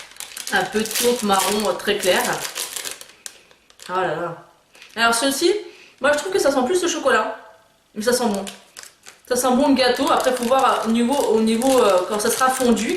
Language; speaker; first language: French; native; French